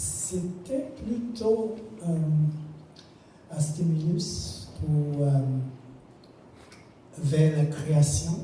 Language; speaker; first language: French; non-native, fluent; English